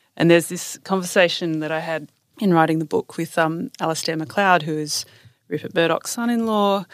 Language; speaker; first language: English; native; English